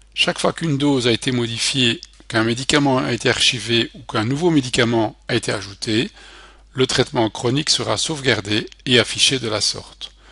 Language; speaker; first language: French; native; French